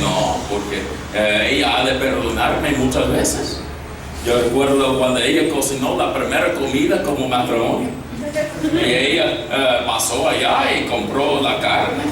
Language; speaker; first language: Spanish; non-native, fluent; English